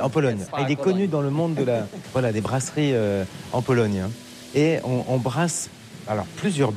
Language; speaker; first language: French; native; French